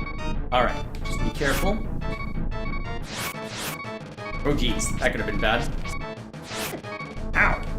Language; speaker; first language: English; native; English